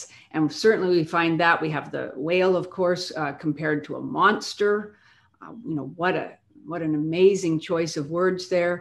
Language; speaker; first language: English; native; English